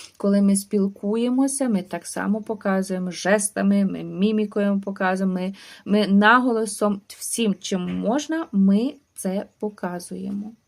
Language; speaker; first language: Ukrainian; native; Ukrainian